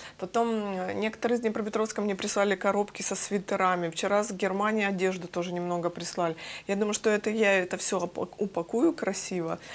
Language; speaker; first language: Russian; native; Russian